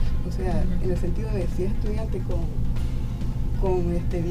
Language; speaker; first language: Spanish; native; Spanish